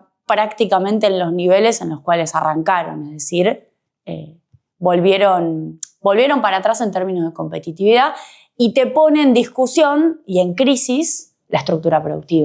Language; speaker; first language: Spanish; native; Spanish